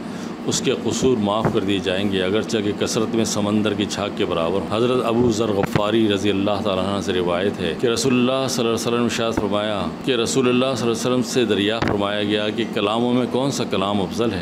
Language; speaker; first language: Urdu; native; Urdu